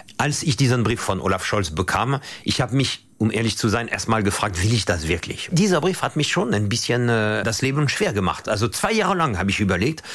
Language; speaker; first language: German; non-native, fluent; French